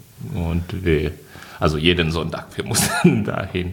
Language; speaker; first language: German; non-native, fluent; French